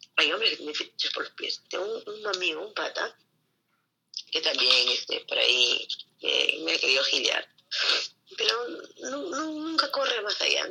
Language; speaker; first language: Spanish; native; Spanish